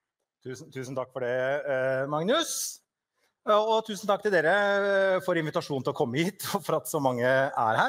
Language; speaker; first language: Norwegian; native; Norwegian